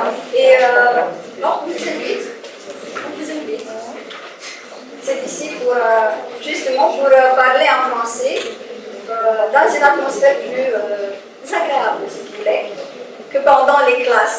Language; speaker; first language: French; non-native, fluent; Romanian